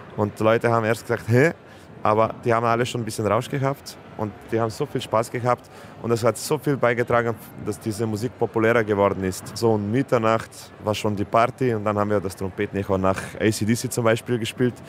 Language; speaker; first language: German; non-native, fluent; Slovenian